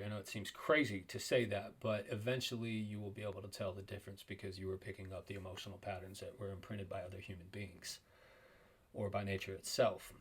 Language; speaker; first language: English; native; English